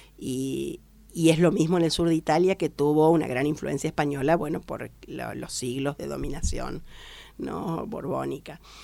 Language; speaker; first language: Spanish; native; Spanish